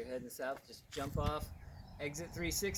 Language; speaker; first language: English; native; English